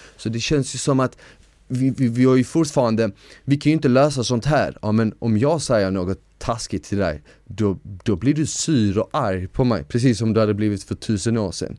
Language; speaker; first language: Swedish; early bilingual, other home language; Bosnian